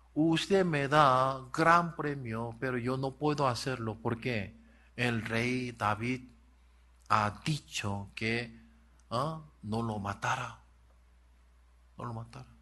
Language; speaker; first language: Spanish; non-native, learner; Korean